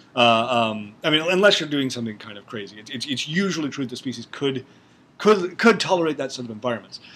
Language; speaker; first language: English; native; English